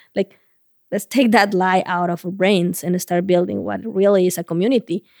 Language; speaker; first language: English; non-native, fluent; Spanish